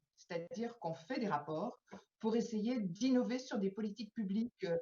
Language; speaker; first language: French; native; French